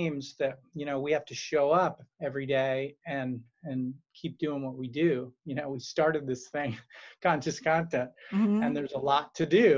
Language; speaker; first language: English; native; English